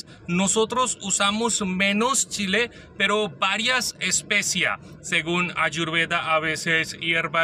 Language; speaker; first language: Spanish; non-native, learner; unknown